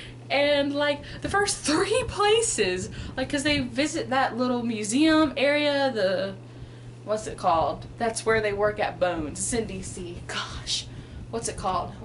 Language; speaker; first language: English; native; English